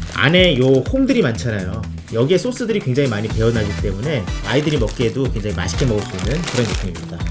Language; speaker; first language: Korean; non-native, fluent; Italian